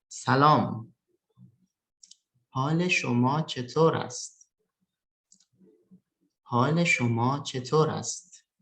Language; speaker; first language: Persian; early bilingual, other home language; Indonesian